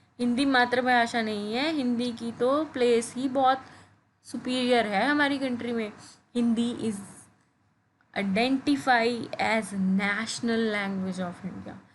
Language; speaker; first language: Hindi; native; Hindi